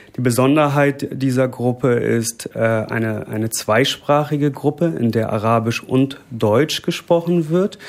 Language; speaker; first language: German; native; German